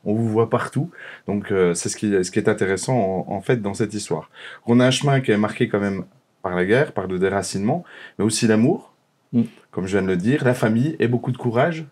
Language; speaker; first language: French; native; French